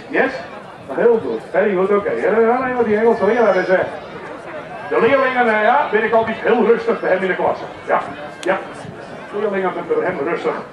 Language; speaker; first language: Dutch; native; Dutch